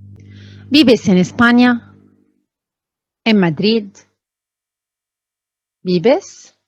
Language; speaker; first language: Spanish; non-native, fluent; Arabic